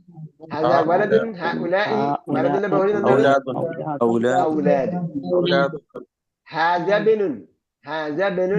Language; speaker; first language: Arabic; non-native, fluent; Malayalam